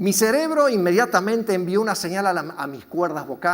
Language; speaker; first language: Spanish; native; Spanish